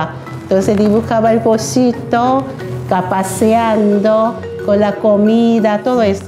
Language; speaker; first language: Spanish; non-native, learner; Korean